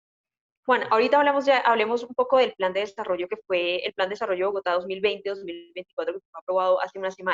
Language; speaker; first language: Spanish; native; Spanish